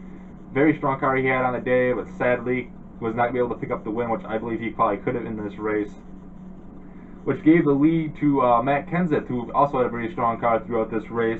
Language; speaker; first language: English; native; English